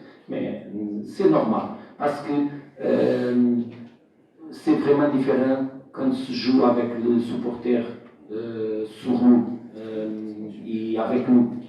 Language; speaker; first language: French; non-native, fluent; Portuguese